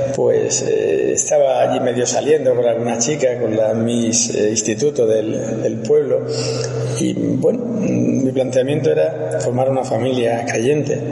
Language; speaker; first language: Spanish; native; Spanish